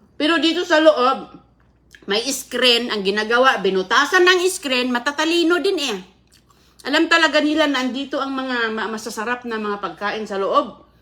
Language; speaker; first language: Filipino; non-native, local second language; Cebuano